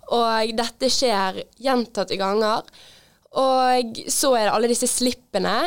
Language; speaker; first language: Norwegian; native; Norwegian